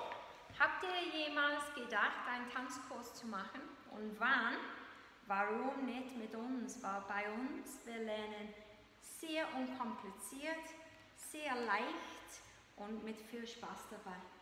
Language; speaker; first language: German; non-native, learner; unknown